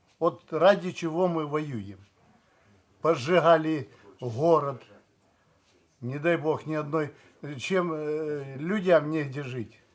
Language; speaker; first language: Russian; native; Russian